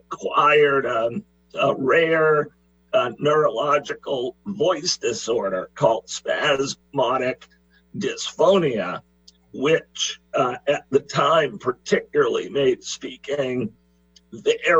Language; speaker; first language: English; native; English